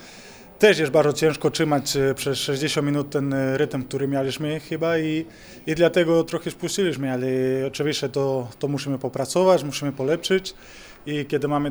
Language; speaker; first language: Polish; non-native, learner; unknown